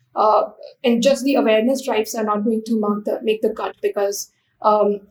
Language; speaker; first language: English; non-native, local second language; Hindi